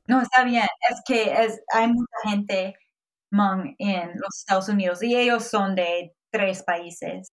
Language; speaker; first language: Spanish; non-native, fluent; English